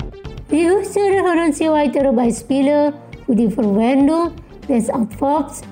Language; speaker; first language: German; non-native, fluent; Indonesian